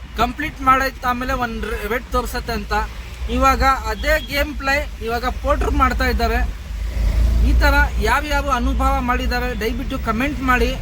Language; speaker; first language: Kannada; non-native, local second language; Urdu